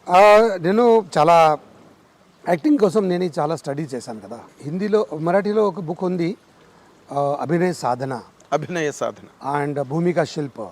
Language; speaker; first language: Telugu; non-native, learner; Marathi